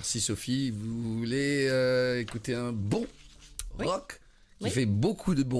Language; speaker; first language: French; non-native, local second language; Morisyen